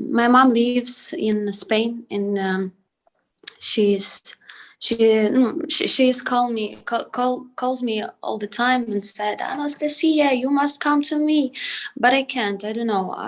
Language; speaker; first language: English; non-native, learner; Ukrainian